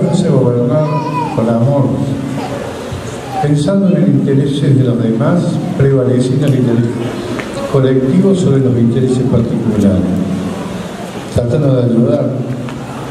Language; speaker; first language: Spanish; native; Spanish